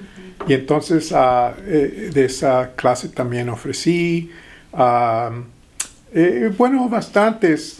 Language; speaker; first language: Spanish; early bilingual, heritage; Spanish